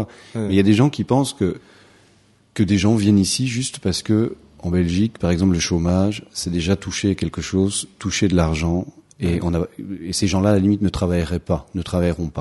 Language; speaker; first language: French; native; French